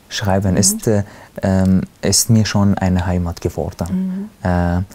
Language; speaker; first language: German; non-native, fluent; Arabic